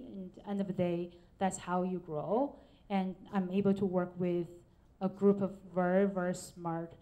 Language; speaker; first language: English; non-native, fluent; Chinese